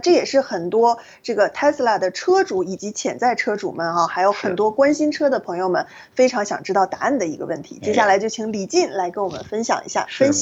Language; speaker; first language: Chinese; native; Chinese